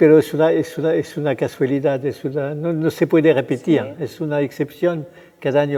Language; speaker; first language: Spanish; non-native, fluent; French